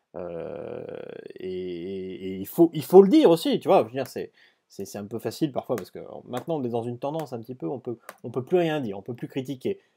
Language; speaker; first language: French; native; French